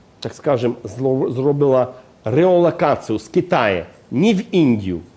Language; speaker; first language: Ukrainian; non-native, fluent; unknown